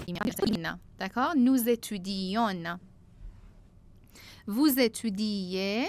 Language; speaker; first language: French; non-native, fluent; Persian